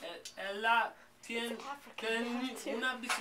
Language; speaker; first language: Portuguese; non-native, learner; English